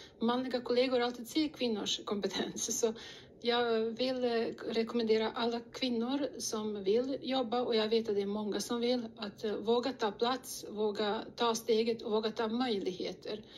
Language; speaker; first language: Swedish; non-native, fluent; Bosnian